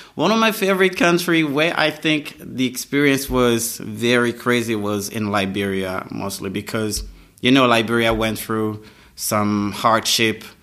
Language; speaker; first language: English; non-native, fluent; French